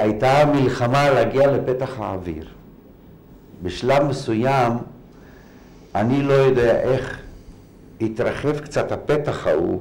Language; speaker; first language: Hebrew; non-native, fluent; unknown